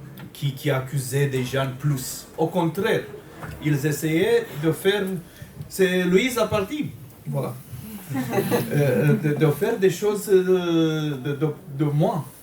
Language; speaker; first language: French; non-native, fluent; Romanian